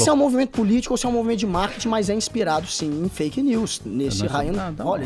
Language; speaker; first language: Portuguese; native; Portuguese